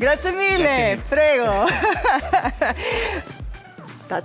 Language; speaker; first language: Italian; non-native, learner; English